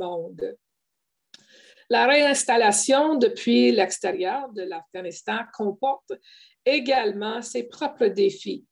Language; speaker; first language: French; native; French